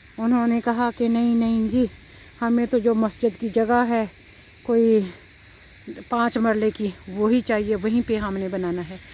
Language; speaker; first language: Urdu; non-native, local second language; Punjabi